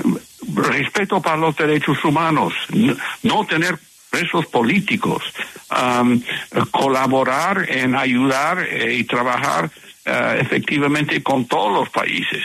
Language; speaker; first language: Spanish; non-native, fluent; English